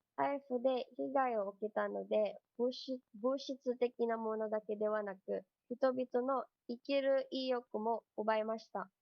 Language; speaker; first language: Japanese; non-native, learner; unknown